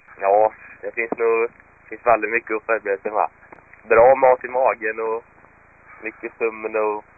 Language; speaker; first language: Swedish; native; Swedish